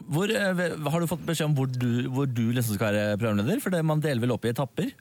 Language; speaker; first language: Norwegian; native; Norwegian